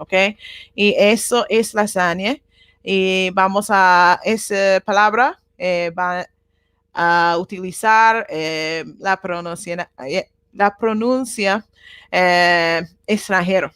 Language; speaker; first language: Spanish; non-native, learner; Japanese